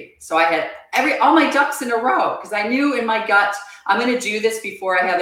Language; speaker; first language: English; native; English